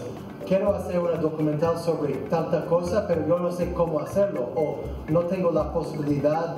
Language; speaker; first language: Spanish; non-native, fluent; English